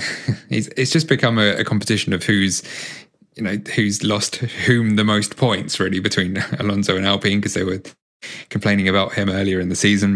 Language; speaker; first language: English; native; English